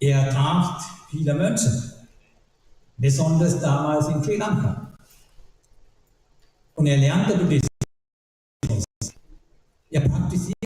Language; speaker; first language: German; non-native, learner; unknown